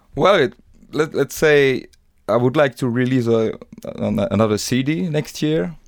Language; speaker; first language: English; non-native, fluent; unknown